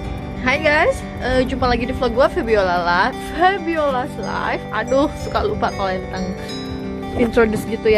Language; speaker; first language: Indonesian; non-native, local second language; Minangkabau